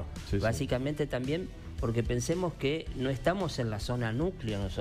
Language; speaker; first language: Spanish; native; Spanish